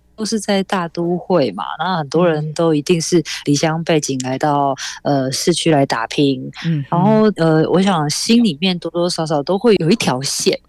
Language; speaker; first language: Chinese; native; Chinese